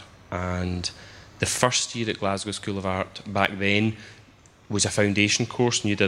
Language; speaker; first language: English; native; English